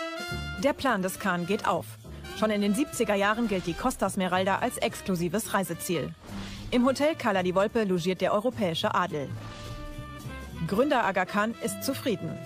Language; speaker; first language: German; native; German